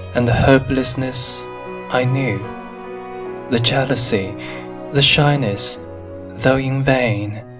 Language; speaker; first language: English; non-native, fluent; Chinese